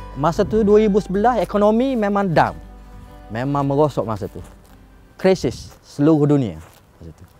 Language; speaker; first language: Malay; native; Malay